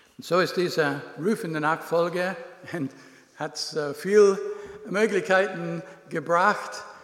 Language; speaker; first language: German; non-native, fluent; English